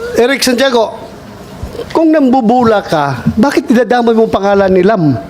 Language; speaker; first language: Filipino; non-native, local second language; Cebuano